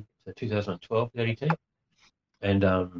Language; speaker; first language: English; native; English